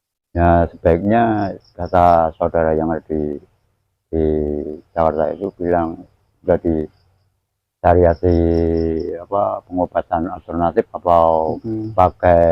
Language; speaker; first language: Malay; non-native, local second language; Javanese